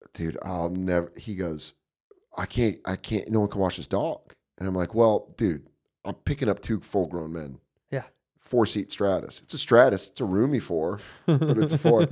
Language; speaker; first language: English; native; English